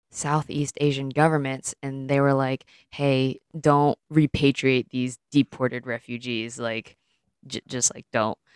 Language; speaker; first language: English; early bilingual, other home language; Filipino